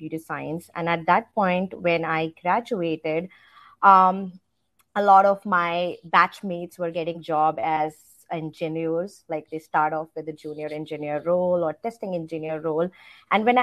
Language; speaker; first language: English; non-native, local second language; Hindi